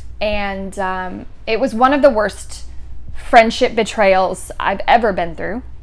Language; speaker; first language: English; native; English